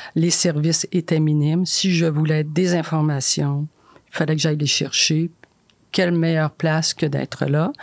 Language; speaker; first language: French; native; French